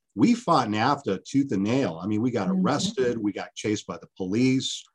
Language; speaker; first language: English; early bilingual, other home language; Spanish